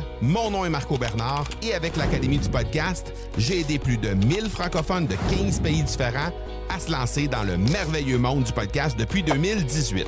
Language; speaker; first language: French; native; French